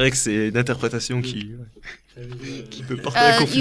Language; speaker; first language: French; native; French